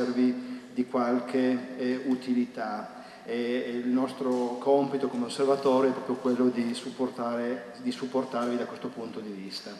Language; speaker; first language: Italian; native; Italian